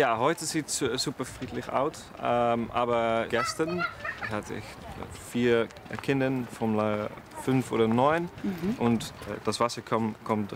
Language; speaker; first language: German; non-native, learner; Dutch